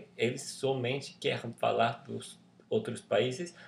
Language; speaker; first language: Portuguese; non-native, learner; English